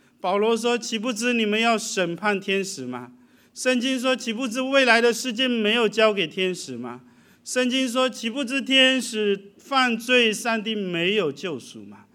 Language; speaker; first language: Chinese; early bilingual, heritage; Chinese